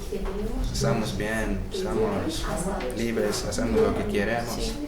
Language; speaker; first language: Spanish; non-native, learner; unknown